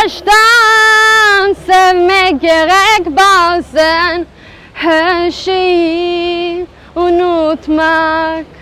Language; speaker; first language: Turkish; non-native, fluent; Hebrew